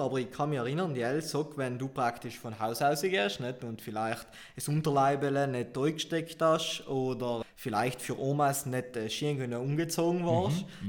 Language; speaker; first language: German; native; German